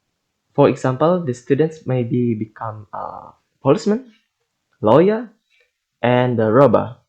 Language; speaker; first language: English; non-native, learner; Indonesian